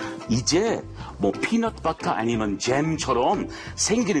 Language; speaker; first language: Korean; non-native, learner; English